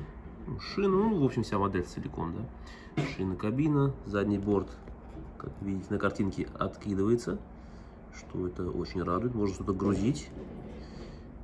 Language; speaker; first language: Russian; native; Russian